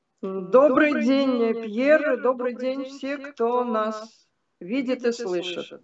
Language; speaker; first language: Russian; native; Russian